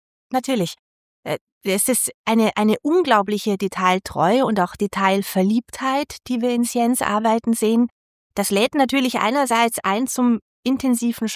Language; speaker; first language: German; native; German